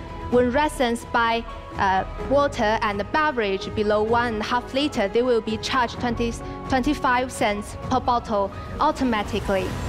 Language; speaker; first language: English; non-native, fluent; Chinese